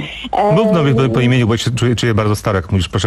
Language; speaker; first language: Polish; native; Polish